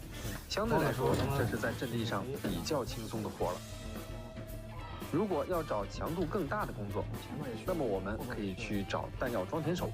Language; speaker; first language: Chinese; native; Chinese